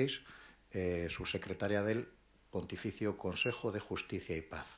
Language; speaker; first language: Spanish; native; Spanish